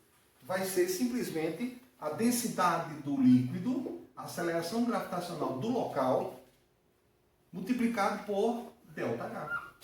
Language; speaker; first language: Portuguese; native; Portuguese